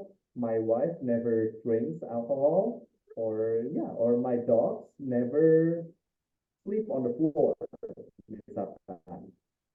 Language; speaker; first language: English; non-native, fluent; Indonesian